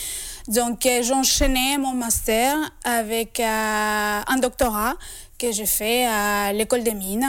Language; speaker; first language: French; non-native, fluent; Spanish